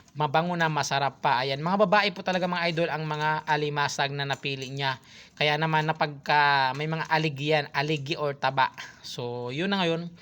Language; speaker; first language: Filipino; non-native, local second language; Cebuano